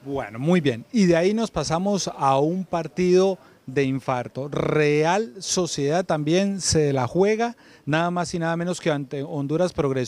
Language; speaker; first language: Spanish; native; Spanish